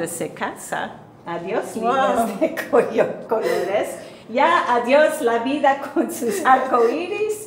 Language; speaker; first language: Spanish; non-native, fluent; English